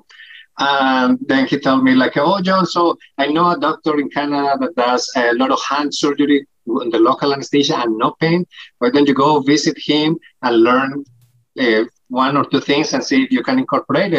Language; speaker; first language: English; non-native, fluent; Spanish